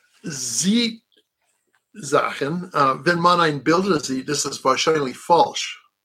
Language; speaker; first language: German; non-native, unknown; English